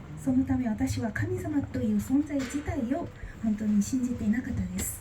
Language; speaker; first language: Japanese; non-native, fluent; Korean